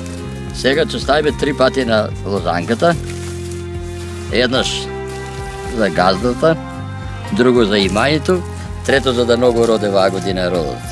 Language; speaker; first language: Macedonian; native; Macedonian